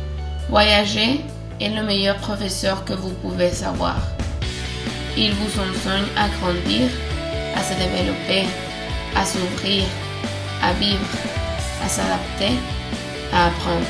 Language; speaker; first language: French; non-native, learner; Spanish